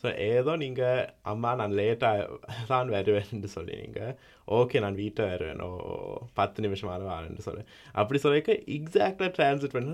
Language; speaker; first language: Tamil; early bilingual, heritage; Tamil